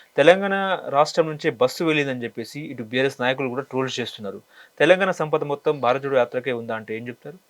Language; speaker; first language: Telugu; native; Telugu